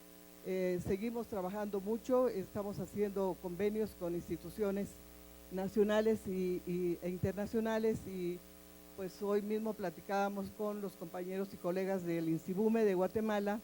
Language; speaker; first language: Spanish; native; Spanish